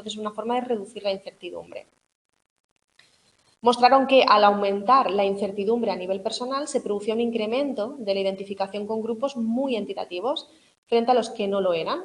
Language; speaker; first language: Spanish; native; Spanish